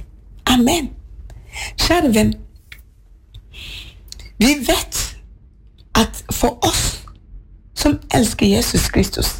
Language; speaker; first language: Norwegian; non-native, fluent; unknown